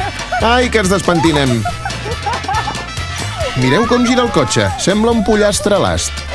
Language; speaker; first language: Catalan; native; Catalan